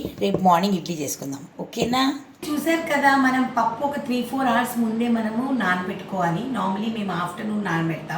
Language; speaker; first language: Telugu; native; Telugu